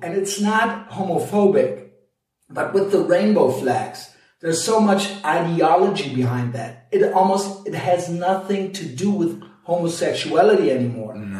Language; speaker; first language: English; non-native, fluent; German